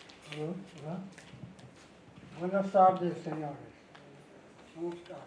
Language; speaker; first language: Spanish; non-native, local second language; Bangla